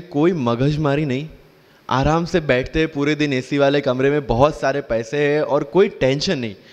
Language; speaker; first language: Hindi; non-native, local second language; Gujarati